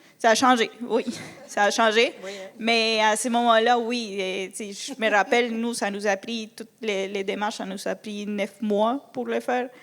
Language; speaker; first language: French; non-native, fluent; Spanish